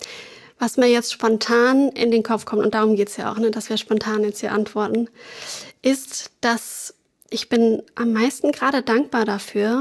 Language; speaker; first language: German; native; German